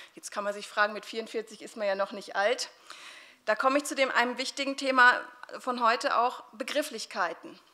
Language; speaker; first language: German; native; German